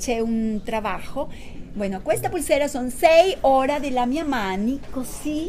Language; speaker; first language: Italian; non-native, learner; Spanish